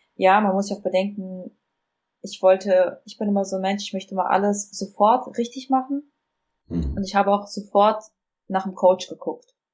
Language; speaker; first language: German; native; German